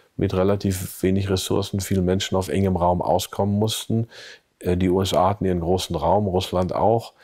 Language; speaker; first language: German; native; German